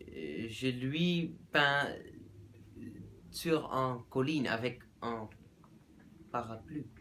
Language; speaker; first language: French; non-native, learner; Dutch